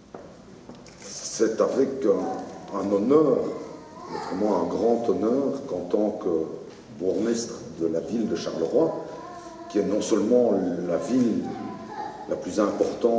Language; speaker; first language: French; native; French